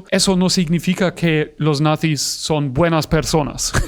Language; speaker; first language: Spanish; non-native, fluent; German